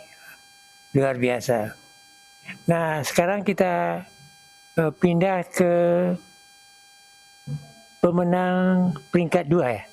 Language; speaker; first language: Indonesian; non-native, local second language; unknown